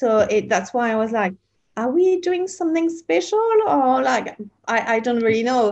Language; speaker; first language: English; non-native, fluent; French